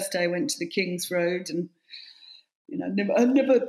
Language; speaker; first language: English; native; English